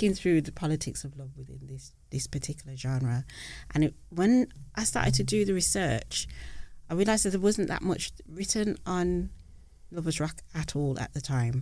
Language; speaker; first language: English; native; English